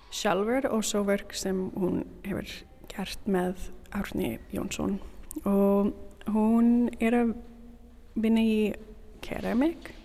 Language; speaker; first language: Icelandic; non-native, learner; English